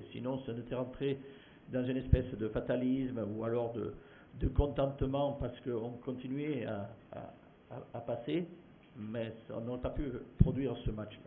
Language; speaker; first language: French; native; French